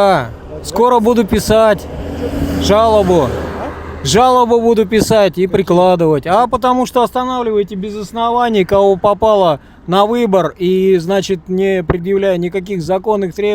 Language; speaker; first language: Russian; native; Russian